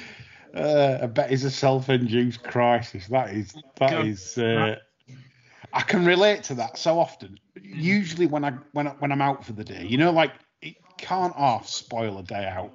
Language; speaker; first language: English; native; English